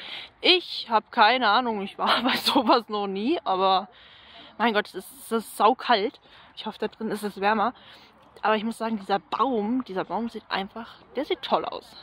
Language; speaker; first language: German; native; German